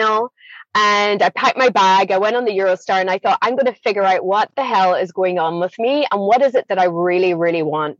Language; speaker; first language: English; native; English